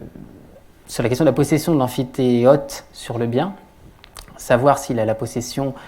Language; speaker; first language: French; native; French